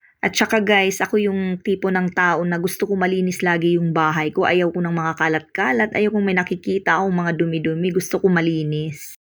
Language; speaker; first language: Filipino; non-native, local second language; Waray